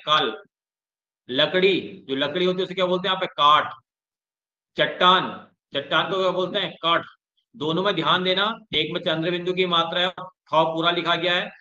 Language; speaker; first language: Hindi; native; Hindi